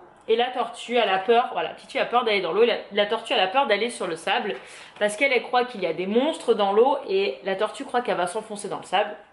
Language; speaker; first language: French; native; French